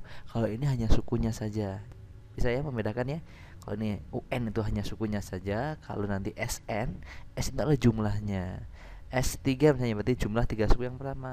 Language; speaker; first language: Indonesian; native; Indonesian